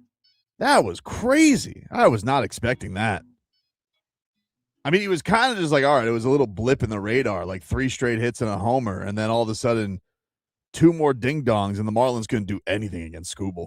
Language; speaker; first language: English; native; English